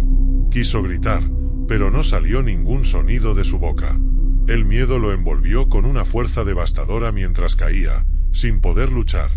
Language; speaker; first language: Spanish; native; Spanish